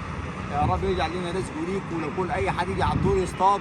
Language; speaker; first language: Arabic; native; Arabic